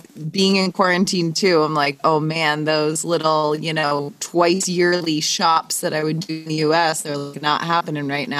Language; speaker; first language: English; native; English